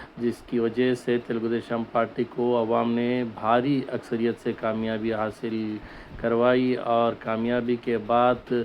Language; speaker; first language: Urdu; native; Urdu